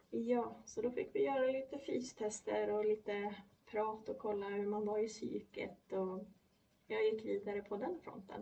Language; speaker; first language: Swedish; early bilingual, other home language; Polish